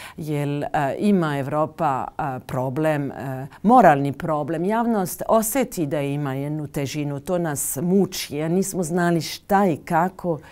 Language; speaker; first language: Bosnian; non-native, fluent; French